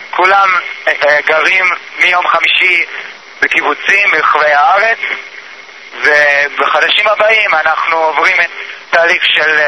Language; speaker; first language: Hebrew; non-native, fluent; English